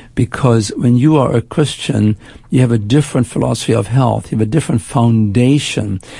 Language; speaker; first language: English; non-native, fluent; German